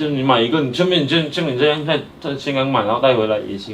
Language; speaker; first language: Chinese; native; Chinese